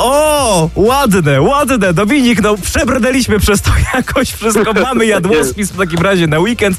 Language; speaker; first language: Polish; native; Polish